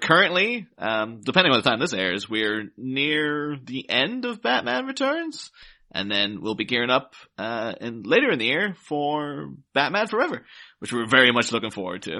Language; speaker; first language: English; native; English